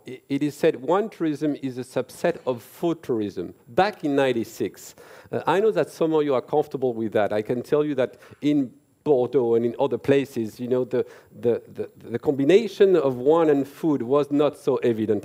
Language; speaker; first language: English; non-native, fluent; French